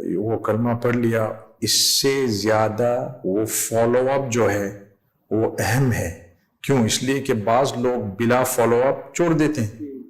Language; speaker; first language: Urdu; non-native, fluent; English